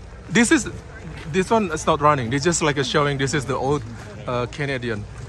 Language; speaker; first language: English; non-native, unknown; Indonesian